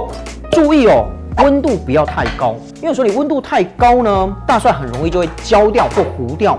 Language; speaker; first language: Chinese; native; Chinese